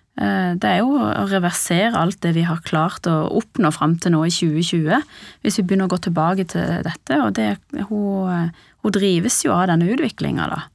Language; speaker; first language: Norwegian; early bilingual, other home language; Persian